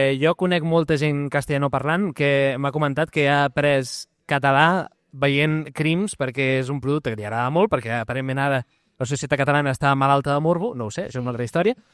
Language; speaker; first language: Catalan; non-native, local second language; Spanish